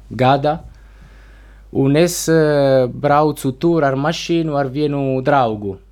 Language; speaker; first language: Latvian; non-native, learner; Italian